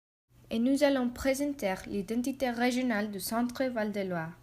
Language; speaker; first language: French; non-native, learner; Spanish